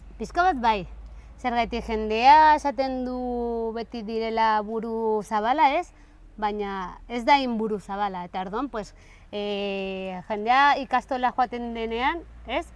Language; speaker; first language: Basque; early bilingual, other home language; Spanish